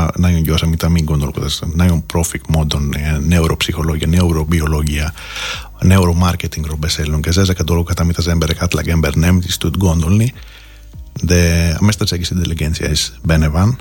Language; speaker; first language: Hungarian; non-native, fluent; Greek